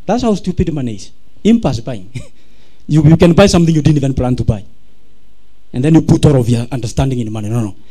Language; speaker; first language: English; non-native, local second language; Swahili